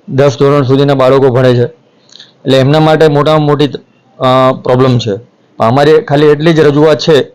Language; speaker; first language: Gujarati; native; Gujarati